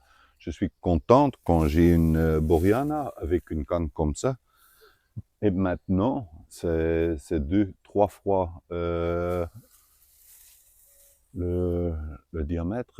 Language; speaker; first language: French; non-native, local second language; Dutch